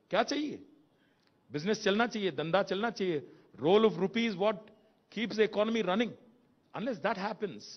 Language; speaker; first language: Hindi; non-native, local second language; Telugu